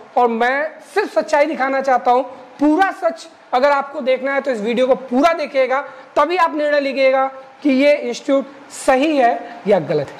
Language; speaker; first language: Hindi; native; Hindi